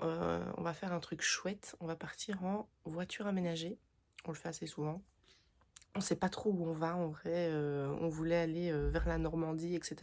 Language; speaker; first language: French; native; French